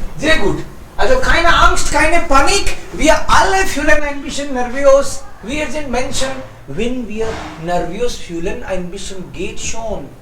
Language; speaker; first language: German; non-native, fluent; Hindi